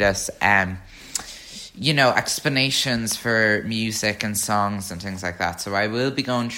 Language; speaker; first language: English; native; English